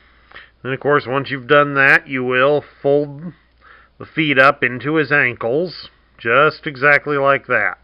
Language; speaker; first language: English; native; English